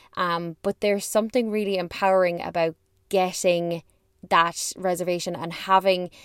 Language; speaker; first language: English; native; English